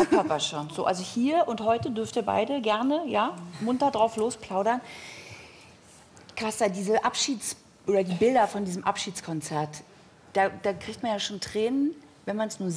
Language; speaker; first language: German; native; German